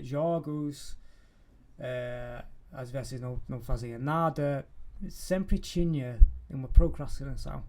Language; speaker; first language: Portuguese; non-native, fluent; English